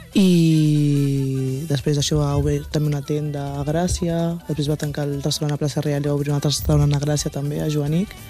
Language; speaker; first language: Catalan; early bilingual, other home language; Wolof